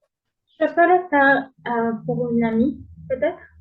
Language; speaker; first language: French; non-native, learner; Spanish